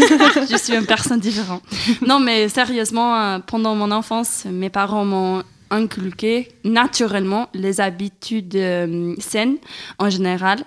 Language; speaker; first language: French; non-native, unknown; Swedish